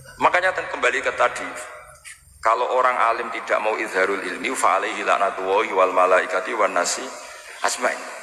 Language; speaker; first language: Indonesian; non-native, local second language; Javanese